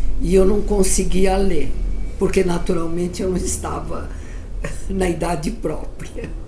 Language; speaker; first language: Portuguese; early bilingual, other home language; Yiddish